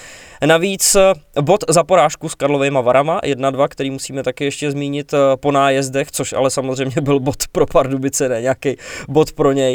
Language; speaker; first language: Czech; native; Czech